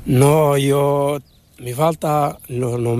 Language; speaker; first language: Spanish; non-native, learner; Arabic